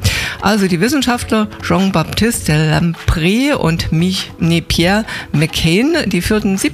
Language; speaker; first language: German; native; German